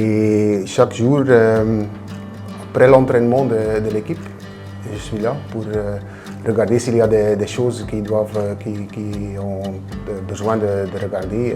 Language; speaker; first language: French; non-native, local second language; Dutch